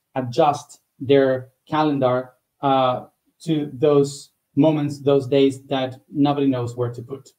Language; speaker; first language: English; non-native, fluent; Spanish